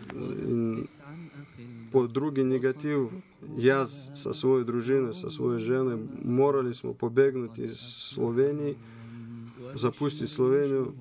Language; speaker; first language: Slovenian; non-native, learner; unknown